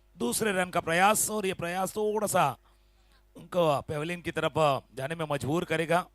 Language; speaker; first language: Hindi; non-native, local second language; Marathi